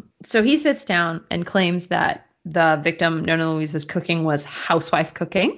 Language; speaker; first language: English; native; English